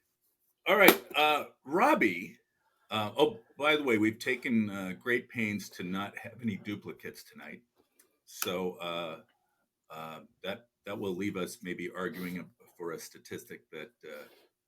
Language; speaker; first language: English; native; English